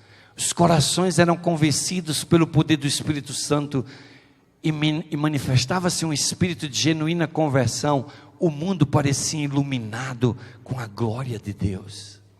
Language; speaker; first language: Portuguese; native; Portuguese